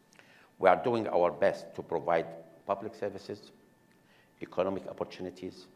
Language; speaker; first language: English; non-native, fluent; Arabic